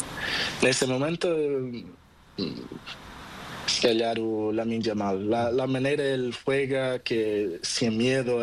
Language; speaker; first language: Spanish; non-native, learner; Portuguese